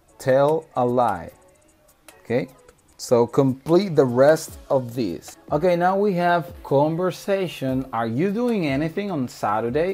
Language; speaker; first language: English; non-native, fluent; Spanish